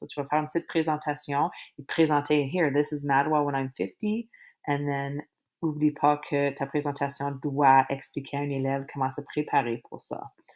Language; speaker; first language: French; native; French